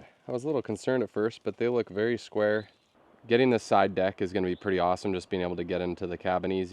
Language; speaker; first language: English; native; English